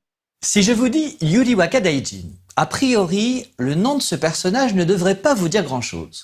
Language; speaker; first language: French; native; French